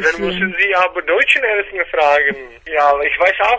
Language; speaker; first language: German; non-native, fluent; Czech